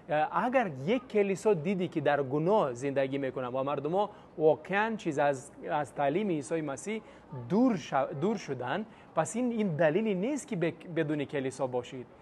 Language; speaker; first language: Persian; non-native, fluent; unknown